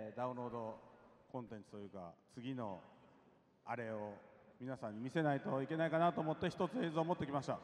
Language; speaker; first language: Japanese; native; Japanese